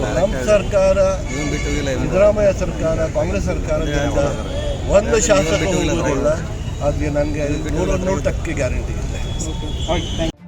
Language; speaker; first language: Kannada; non-native, local second language; Urdu